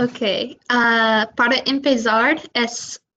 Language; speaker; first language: Spanish; non-native, fluent; English